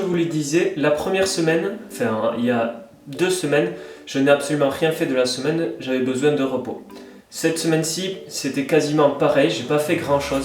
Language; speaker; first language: French; native; French